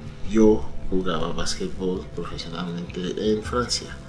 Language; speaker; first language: Spanish; non-native, fluent; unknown